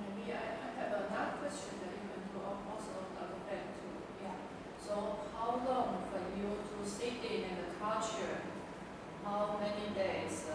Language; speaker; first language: English; non-native, learner; Chinese